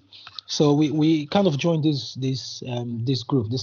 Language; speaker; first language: English; non-native, fluent; Portuguese